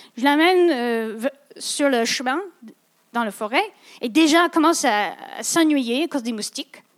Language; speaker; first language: French; non-native, local second language; English